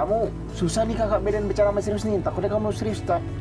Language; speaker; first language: Indonesian; native; Indonesian